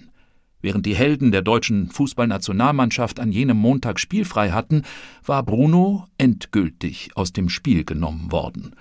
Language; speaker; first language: German; native; German